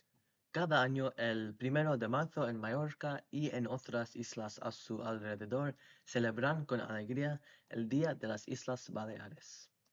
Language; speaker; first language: Spanish; non-native, learner; English